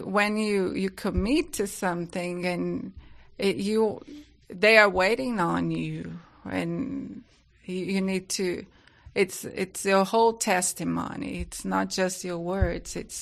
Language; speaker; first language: English; non-native, fluent; Portuguese